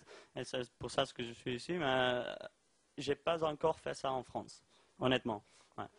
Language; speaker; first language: French; non-native, learner; Dutch